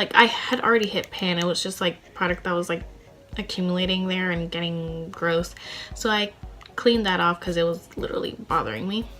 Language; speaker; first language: English; native; English